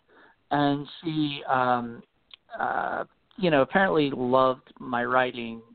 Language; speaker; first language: English; native; English